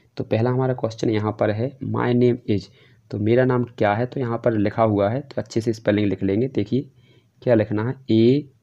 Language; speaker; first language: Hindi; native; Hindi